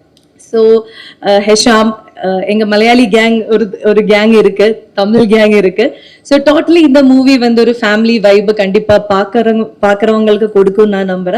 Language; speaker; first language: Tamil; non-native, local second language; Malayalam